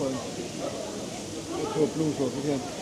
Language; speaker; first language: Swedish; native; Swedish